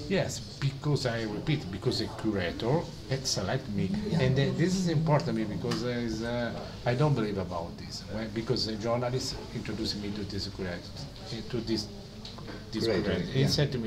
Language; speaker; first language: English; non-native, learner; Italian